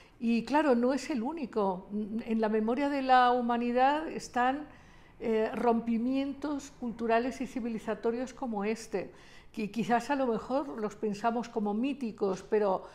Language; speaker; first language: Spanish; native; Spanish